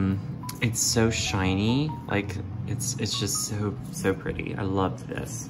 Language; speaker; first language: English; native; English